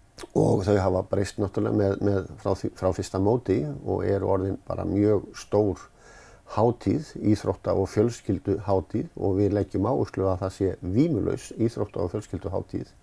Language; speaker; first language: Icelandic; native; Icelandic